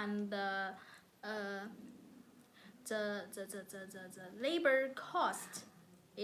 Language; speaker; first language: English; non-native, learner; Chinese